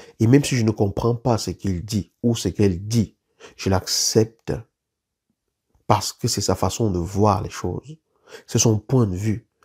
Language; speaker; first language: French; native; French